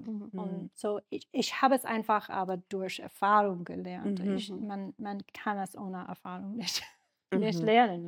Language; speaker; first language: German; non-native, learner; English